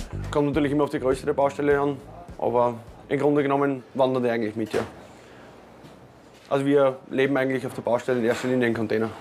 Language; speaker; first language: German; native; German